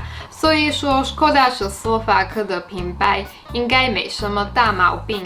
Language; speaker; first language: Chinese; non-native, fluent; Slovak